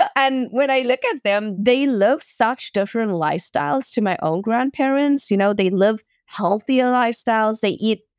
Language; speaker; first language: English; native; English